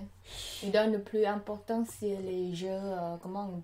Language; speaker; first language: French; non-native, learner; Khmer